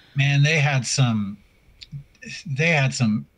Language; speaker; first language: English; native; English